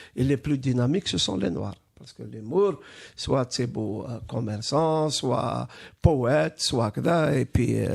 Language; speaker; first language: French; non-native, local second language; Arabic